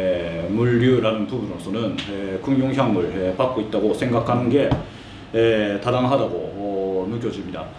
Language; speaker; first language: Korean; early bilingual, heritage; Korean